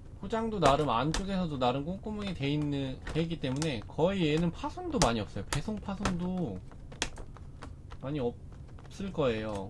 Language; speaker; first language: Korean; native; Korean